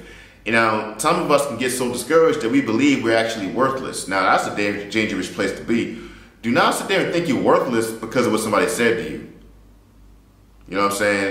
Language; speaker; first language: English; native; English